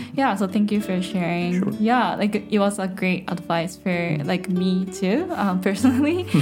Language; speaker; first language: English; non-native, fluent; Japanese